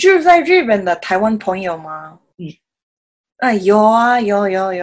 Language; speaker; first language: Chinese; non-native, learner; Japanese